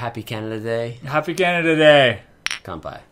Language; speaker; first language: Japanese; non-native, fluent; English